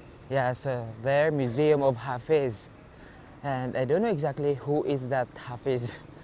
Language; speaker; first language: English; non-native, local second language; Cebuano